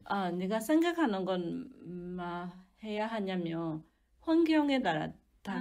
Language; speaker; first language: Korean; non-native, learner; Burmese